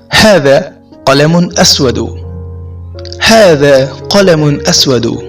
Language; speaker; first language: Arabic; non-native, fluent; Urdu